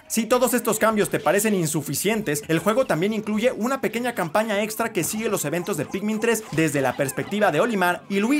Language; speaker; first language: Spanish; native; Spanish